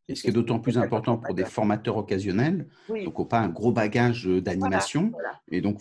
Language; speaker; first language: French; native; French